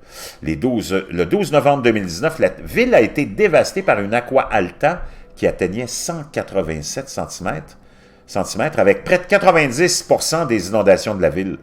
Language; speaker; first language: French; native; French